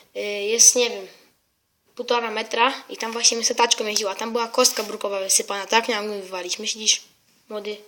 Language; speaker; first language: Polish; native; Polish